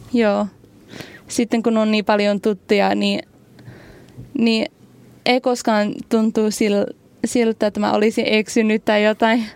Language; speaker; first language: Finnish; non-native, learner; English